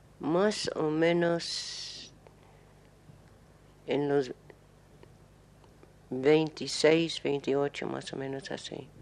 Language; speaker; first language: Spanish; non-native, learner; English